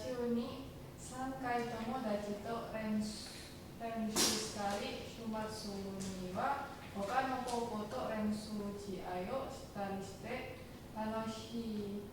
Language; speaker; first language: Japanese; non-native, fluent; Indonesian